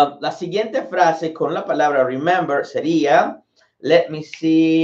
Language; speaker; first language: Spanish; native; Spanish